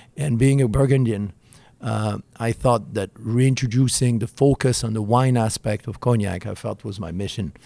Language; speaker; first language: English; non-native, fluent; French